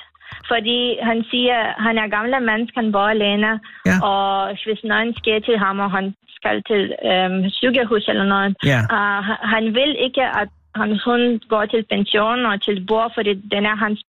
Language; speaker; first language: Danish; non-native, learner; Lithuanian